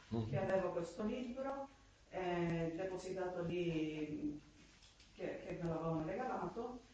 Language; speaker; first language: Italian; native; Italian